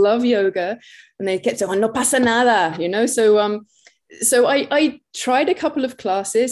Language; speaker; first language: English; native; English